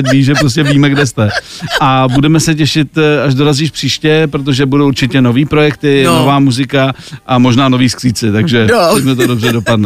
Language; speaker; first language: Czech; native; Czech